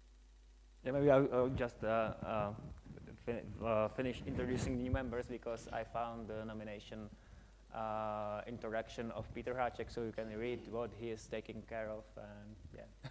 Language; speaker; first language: English; non-native, fluent; Czech